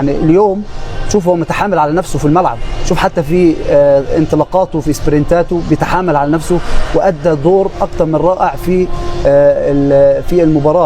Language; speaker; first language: Arabic; native; Arabic